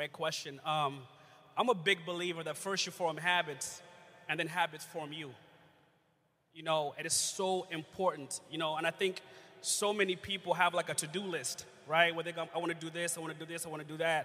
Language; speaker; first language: English; non-native, local second language; Ganda